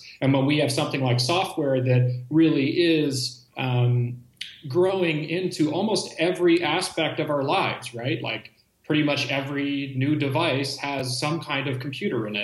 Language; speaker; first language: English; native; English